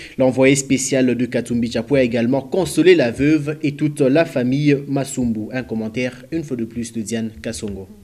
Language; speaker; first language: French; non-native, local second language; Swahili